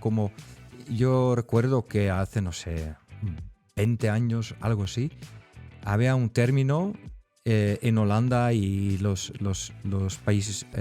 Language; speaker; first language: Spanish; non-native, fluent; Dutch